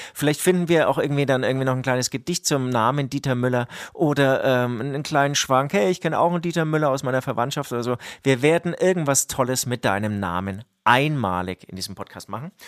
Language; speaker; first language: German; native; German